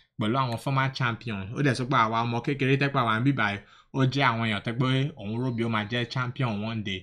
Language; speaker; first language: Yoruba; early bilingual, heritage; Yoruba